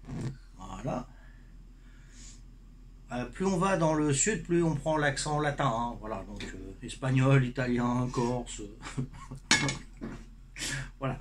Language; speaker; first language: French; native; French